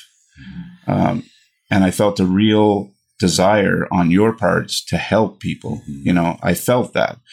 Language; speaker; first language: English; native; English